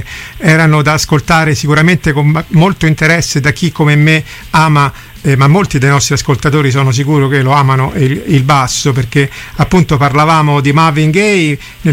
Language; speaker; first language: Italian; native; Italian